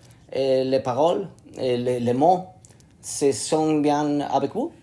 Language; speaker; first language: French; non-native, learner; Spanish